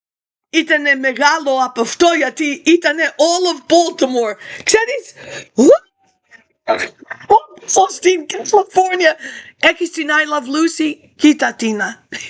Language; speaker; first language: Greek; early bilingual, heritage; English